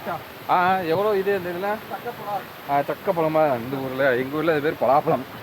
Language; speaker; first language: Tamil; native; Tamil